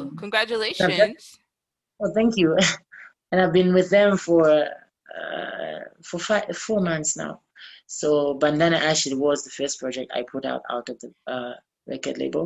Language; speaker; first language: English; non-native, local second language; Bemba